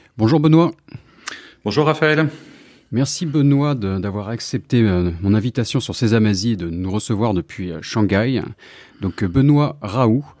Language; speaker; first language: French; native; French